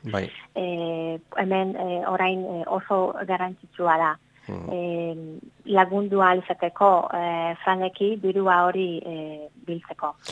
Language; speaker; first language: Basque; non-native, learner; Polish